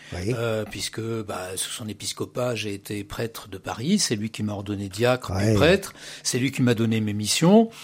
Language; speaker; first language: French; native; French